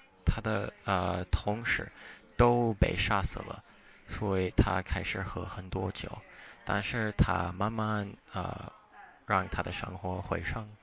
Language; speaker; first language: Chinese; non-native, fluent; English